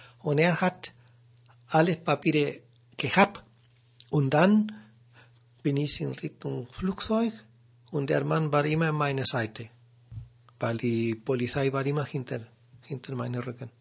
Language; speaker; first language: German; non-native, learner; Spanish